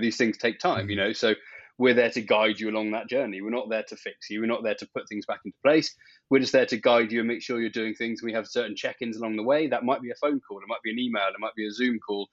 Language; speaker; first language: English; native; English